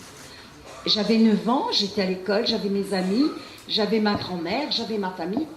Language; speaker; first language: French; early bilingual, other home language; Portuguese